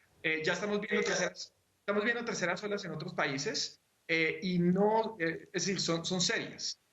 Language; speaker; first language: Spanish; native; Spanish